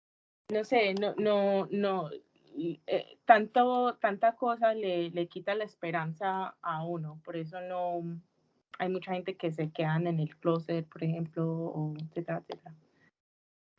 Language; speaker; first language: Spanish; early bilingual, heritage; English